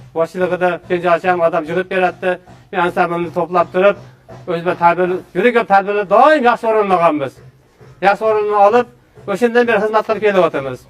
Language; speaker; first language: Uzbek; non-native, local second language; Uyghur